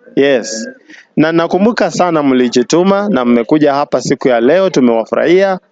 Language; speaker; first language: Swahili; non-native, local second language; Luyia